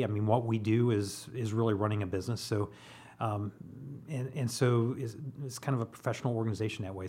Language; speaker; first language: English; native; English